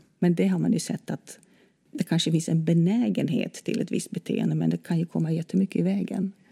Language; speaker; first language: Swedish; non-native, fluent; Dutch